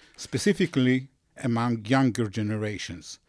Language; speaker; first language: English; non-native, fluent; Hebrew